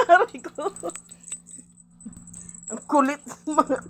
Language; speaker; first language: Filipino; native; Filipino